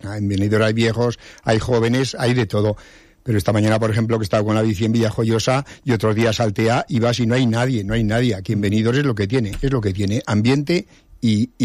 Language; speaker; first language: Spanish; native; Spanish